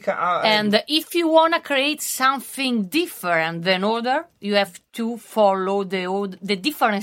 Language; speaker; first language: English; non-native, learner; Italian